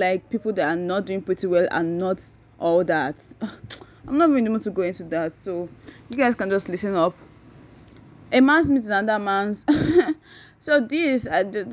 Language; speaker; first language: English; non-native, local second language; Yoruba